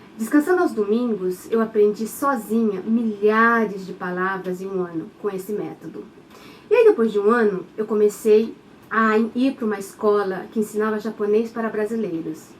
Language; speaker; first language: Portuguese; native; Portuguese